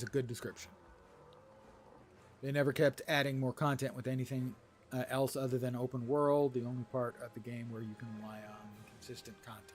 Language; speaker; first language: English; native; English